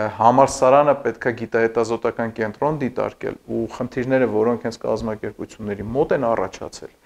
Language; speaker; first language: Armenian; native; Armenian